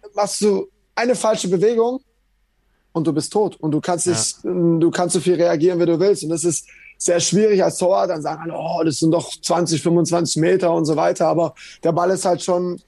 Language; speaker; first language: German; native; German